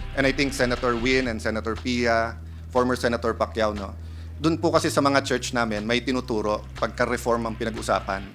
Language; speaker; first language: Filipino; native; Filipino